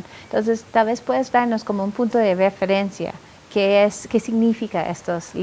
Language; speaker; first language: Spanish; non-native, fluent; English